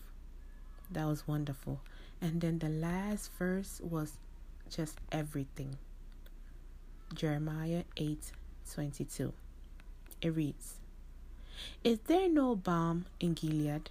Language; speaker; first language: English; non-native, local second language; Akan